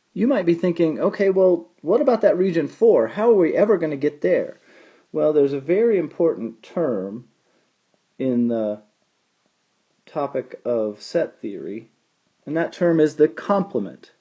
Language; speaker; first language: English; native; English